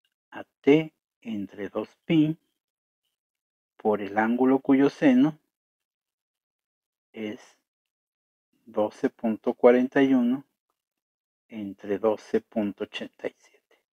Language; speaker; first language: Spanish; native; Spanish